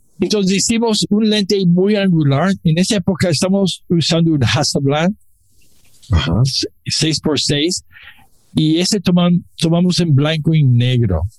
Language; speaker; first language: Spanish; non-native, learner; English